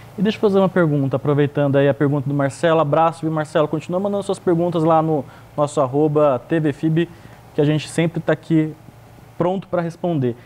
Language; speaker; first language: Portuguese; native; Portuguese